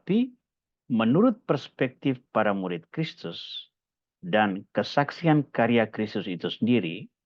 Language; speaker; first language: Indonesian; native; Indonesian